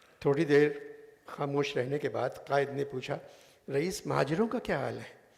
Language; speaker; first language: Urdu; native; Urdu